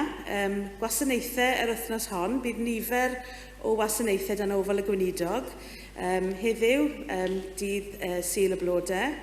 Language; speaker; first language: Welsh; native; Welsh